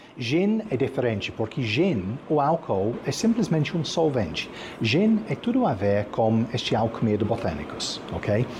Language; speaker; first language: Portuguese; non-native, fluent; English